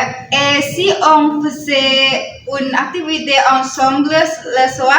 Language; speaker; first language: French; non-native, learner; Indonesian